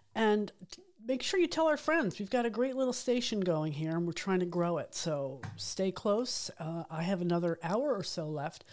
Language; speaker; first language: English; native; English